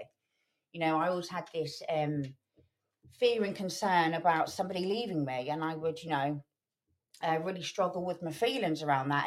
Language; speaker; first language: English; native; English